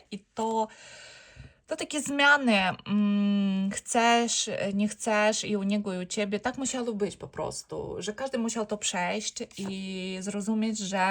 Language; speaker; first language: Polish; non-native, learner; Ukrainian